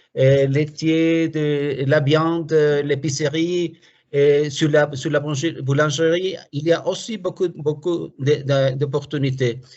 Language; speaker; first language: French; non-native, fluent; Spanish